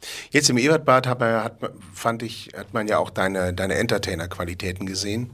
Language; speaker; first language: German; native; German